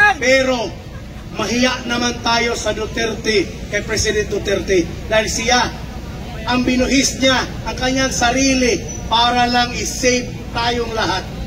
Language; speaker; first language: Filipino; non-native, local second language; Cebuano